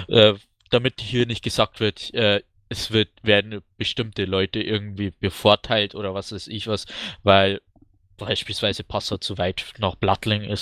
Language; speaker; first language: German; native; German